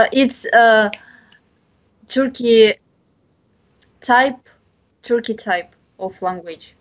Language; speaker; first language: English; non-native, learner; Bashkir